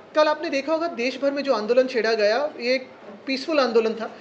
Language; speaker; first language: Hindi; non-native, local second language; Marathi